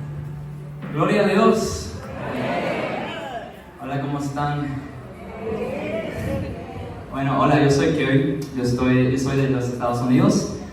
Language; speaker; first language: Spanish; early bilingual, heritage; Spanish